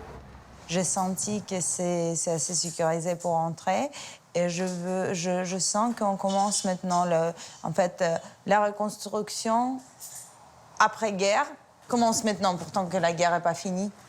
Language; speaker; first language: French; non-native, fluent; Ukrainian